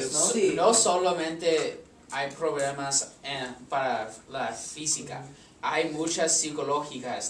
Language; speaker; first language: Spanish; non-native, learner; English